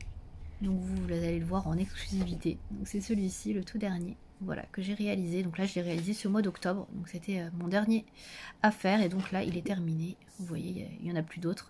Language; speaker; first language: French; native; French